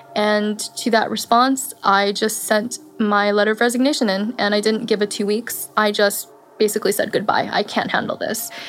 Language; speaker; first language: English; native; English